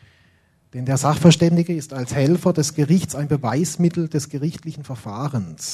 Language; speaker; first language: German; native; German